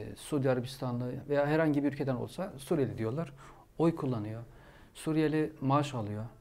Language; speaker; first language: Turkish; non-native, fluent; Arabic